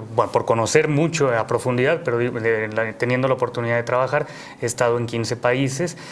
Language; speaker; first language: Spanish; native; Spanish